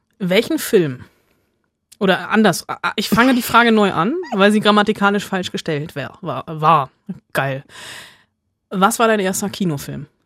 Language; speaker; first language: German; native; German